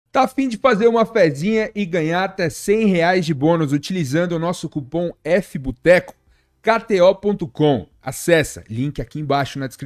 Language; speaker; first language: Portuguese; native; Portuguese